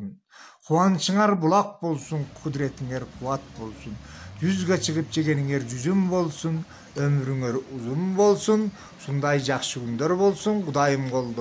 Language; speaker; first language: Kyrgyz; native; Kyrgyz